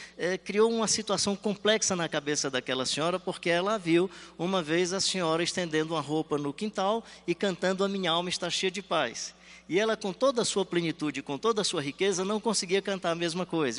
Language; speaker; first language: Portuguese; native; Portuguese